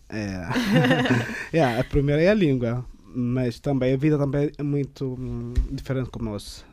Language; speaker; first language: Portuguese; non-native, learner; Tigrinya